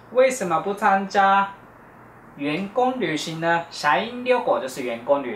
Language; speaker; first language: Chinese; non-native, fluent; Japanese